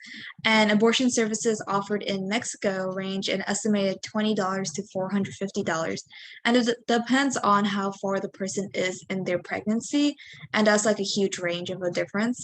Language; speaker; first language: English; native; English